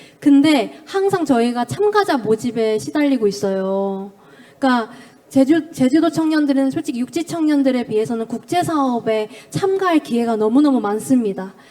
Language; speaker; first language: Korean; native; Korean